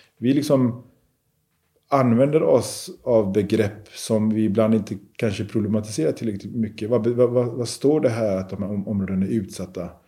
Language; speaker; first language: Swedish; early bilingual, other home language; Persian